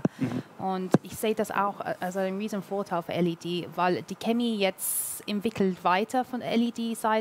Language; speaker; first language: German; non-native, learner; English